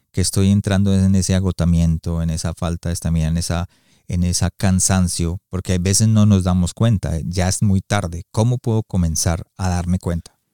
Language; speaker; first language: Spanish; early bilingual, heritage; Spanish